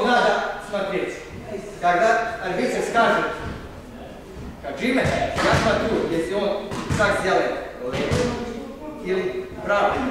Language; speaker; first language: Russian; non-native, learner; Serbian